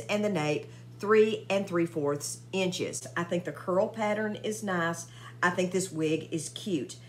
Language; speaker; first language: English; native; English